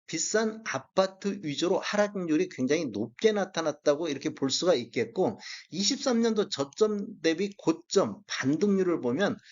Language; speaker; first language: Korean; native; Korean